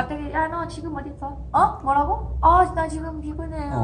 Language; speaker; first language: Korean; non-native, learner; Thai